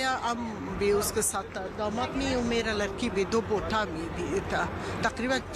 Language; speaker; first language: Hindi; non-native, learner; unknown